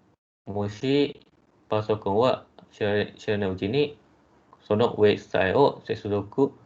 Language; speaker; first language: Japanese; non-native, fluent; Malay